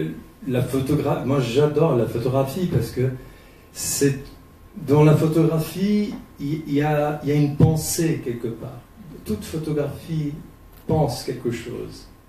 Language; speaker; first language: French; non-native, fluent; Portuguese